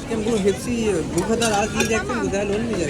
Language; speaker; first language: Turkish; non-native, learner; Urdu